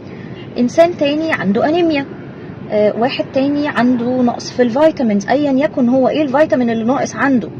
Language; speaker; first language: Arabic; native; Arabic